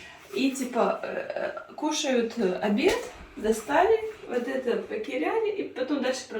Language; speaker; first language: Russian; non-native, fluent; Ukrainian